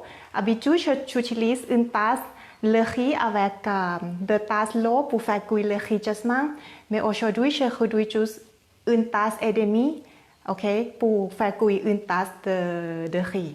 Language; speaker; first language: French; non-native, fluent; Thai